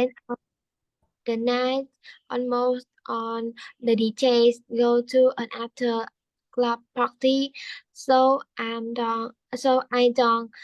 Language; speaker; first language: English; non-native, learner; Vietnamese